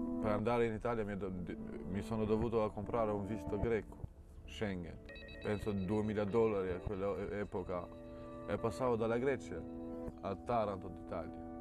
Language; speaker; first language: Italian; non-native, fluent; Albanian